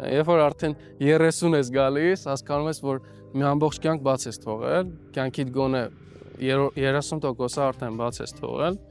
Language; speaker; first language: Armenian; native; Armenian